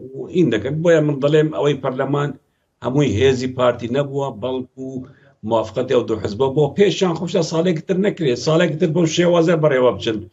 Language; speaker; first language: Central Kurdish; non-native, local second language; Kurdish